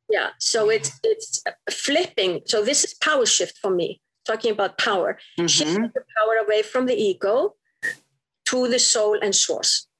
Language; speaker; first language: English; non-native, fluent; Icelandic